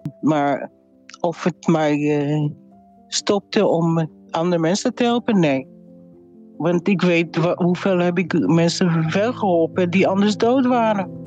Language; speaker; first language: Dutch; non-native, fluent; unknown